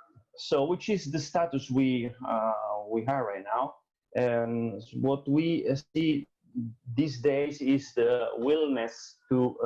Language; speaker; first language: English; non-native, fluent; Italian